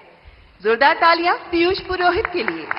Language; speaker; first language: Hindi; native; Hindi